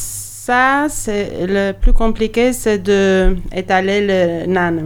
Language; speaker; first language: French; non-native, learner; Albanian